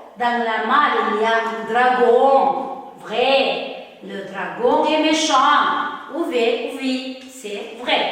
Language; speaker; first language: French; non-native, fluent; Uzbek